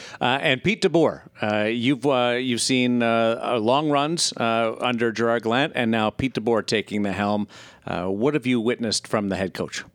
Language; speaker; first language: English; native; English